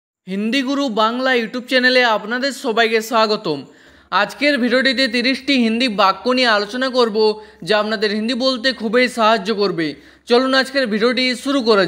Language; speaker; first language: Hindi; non-native, local second language; Bangla